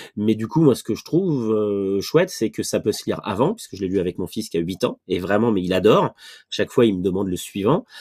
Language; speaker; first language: French; native; French